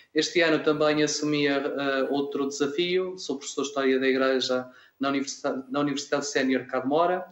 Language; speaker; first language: Portuguese; native; Portuguese